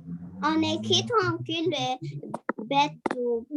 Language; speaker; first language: French; non-native, learner; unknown